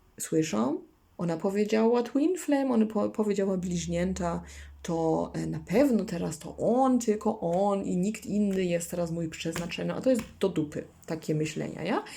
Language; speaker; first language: Polish; non-native, learner; German